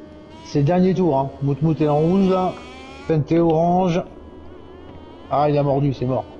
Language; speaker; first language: French; native; French